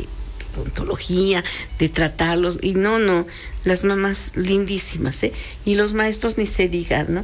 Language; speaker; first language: Spanish; native; Spanish